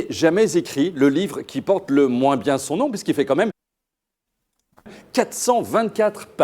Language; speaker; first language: French; native; French